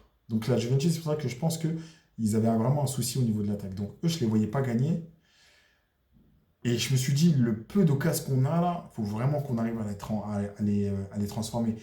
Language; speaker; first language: French; native; French